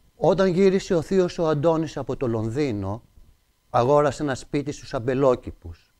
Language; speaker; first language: Greek; native; Greek